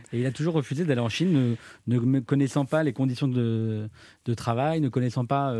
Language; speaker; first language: French; native; French